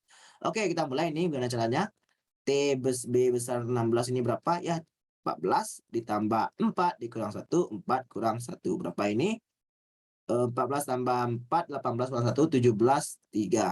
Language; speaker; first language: Indonesian; native; Indonesian